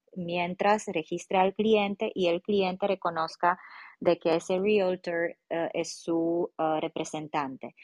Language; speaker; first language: Spanish; non-native, fluent; Romanian